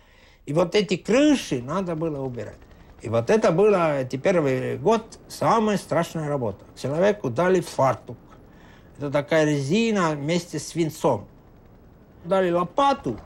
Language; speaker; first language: Russian; native; Russian